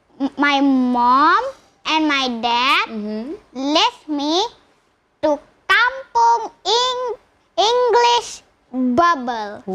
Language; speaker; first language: English; non-native, learner; Indonesian